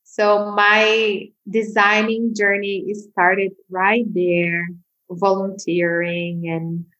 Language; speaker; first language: English; non-native, fluent; Portuguese